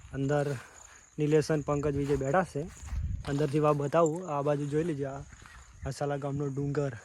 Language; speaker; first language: Gujarati; non-native, local second language; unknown